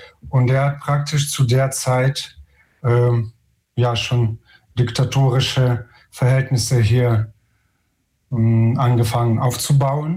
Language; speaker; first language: German; non-native, fluent; Ukrainian